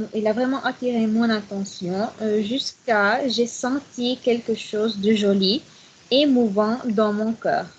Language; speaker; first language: French; non-native, learner; Arabic